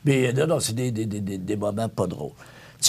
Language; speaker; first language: French; native; French